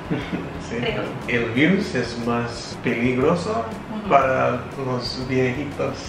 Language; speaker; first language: Spanish; non-native, fluent; English